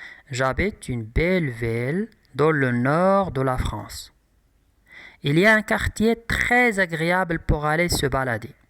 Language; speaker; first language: French; non-native, local second language; Arabic